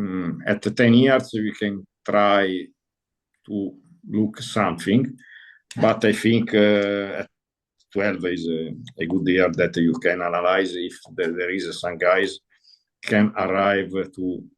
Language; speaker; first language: English; non-native, learner; Italian